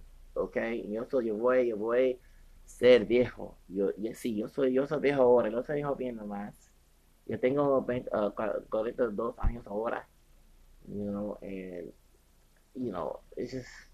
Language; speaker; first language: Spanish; non-native, learner; English